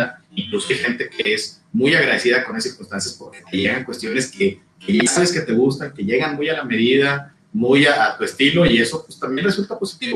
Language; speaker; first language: Spanish; native; Spanish